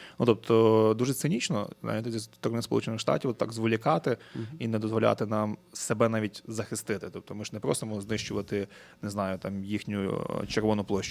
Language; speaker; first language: Ukrainian; native; Ukrainian